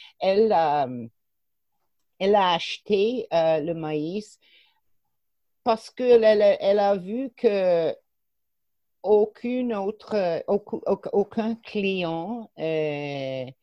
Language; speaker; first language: French; non-native, fluent; English